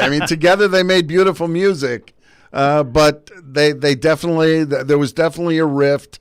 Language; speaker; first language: English; native; English